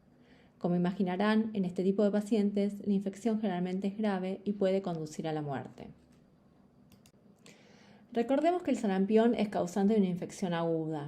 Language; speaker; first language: Spanish; native; Spanish